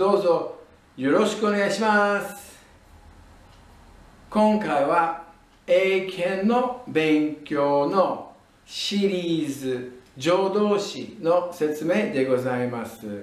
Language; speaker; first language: Japanese; non-native, fluent; English